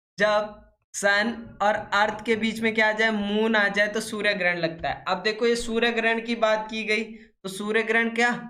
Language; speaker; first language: Hindi; native; Hindi